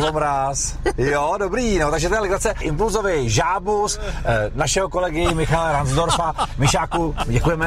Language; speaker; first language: Czech; native; Czech